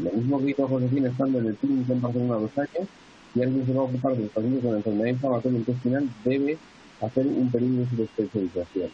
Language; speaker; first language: Spanish; native; Spanish